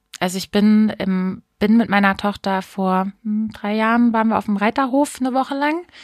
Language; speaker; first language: German; native; German